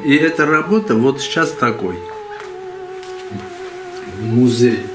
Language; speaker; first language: Russian; non-native, local second language; Armenian